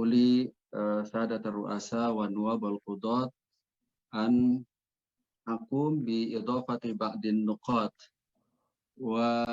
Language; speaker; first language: Arabic; non-native, fluent; Indonesian